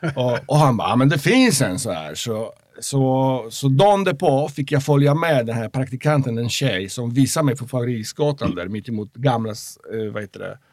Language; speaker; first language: Swedish; non-native, fluent; Polish